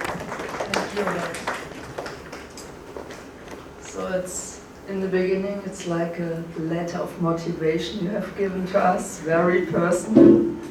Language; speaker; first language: English; non-native, fluent; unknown